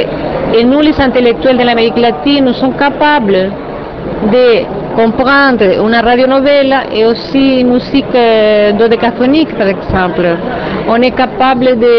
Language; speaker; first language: French; non-native, fluent; Spanish